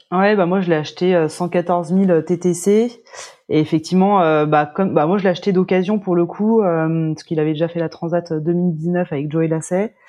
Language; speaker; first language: French; native; French